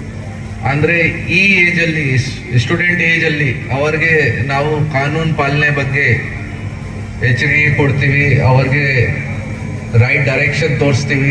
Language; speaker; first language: Kannada; non-native, learner; Hindi